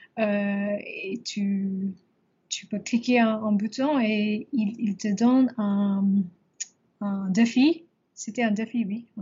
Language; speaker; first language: French; non-native, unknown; English